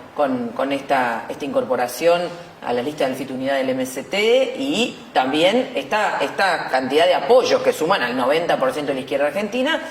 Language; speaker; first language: Spanish; native; Spanish